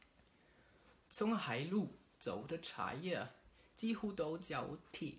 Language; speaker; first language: Chinese; non-native, learner; German